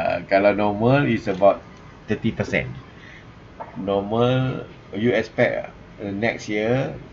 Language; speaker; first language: English; non-native, local second language; Malay